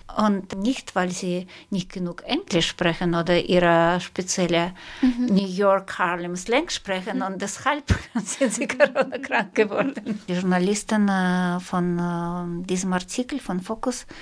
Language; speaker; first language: German; non-native, fluent; Russian